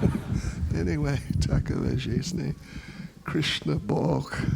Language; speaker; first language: Russian; non-native, learner; English